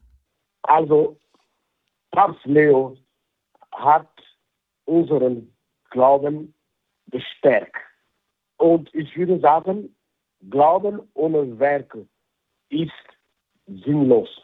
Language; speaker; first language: German; non-native, fluent; French